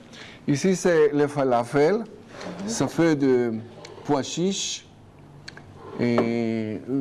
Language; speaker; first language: French; non-native, fluent; Hebrew